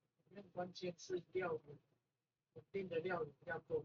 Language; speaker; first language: Chinese; native; Chinese